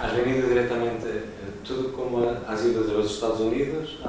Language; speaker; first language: Spanish; non-native, fluent; Portuguese